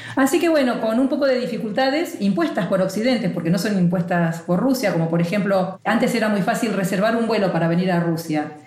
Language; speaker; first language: Spanish; native; Spanish